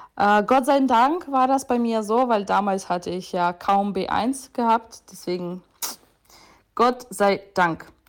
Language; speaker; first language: German; non-native, fluent; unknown